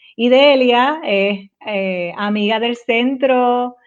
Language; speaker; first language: Spanish; native; Spanish